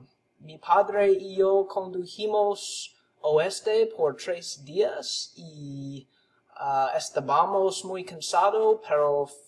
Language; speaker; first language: Spanish; non-native, learner; English